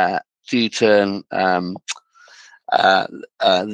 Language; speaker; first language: English; native; English